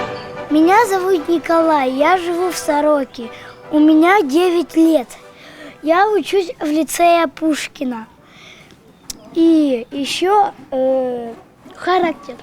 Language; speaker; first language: Russian; non-native, local second language; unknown